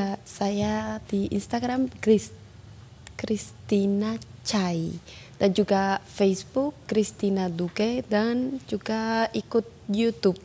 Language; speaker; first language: Indonesian; non-native, learner; Spanish